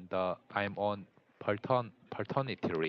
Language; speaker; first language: English; non-native, learner; Korean